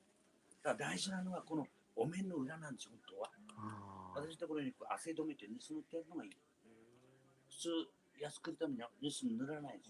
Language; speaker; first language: Japanese; native; Japanese